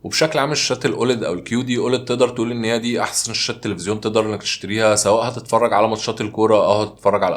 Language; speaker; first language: Arabic; native; Arabic